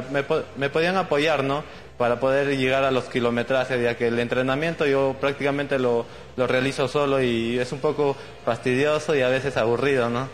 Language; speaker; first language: Spanish; native; Spanish